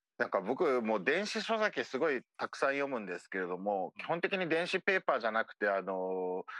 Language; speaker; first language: Japanese; native; Japanese